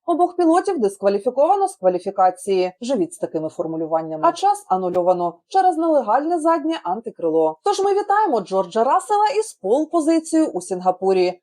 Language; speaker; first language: Ukrainian; native; Ukrainian